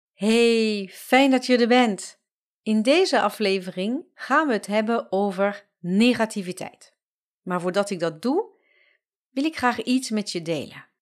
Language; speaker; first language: Dutch; non-native, fluent; French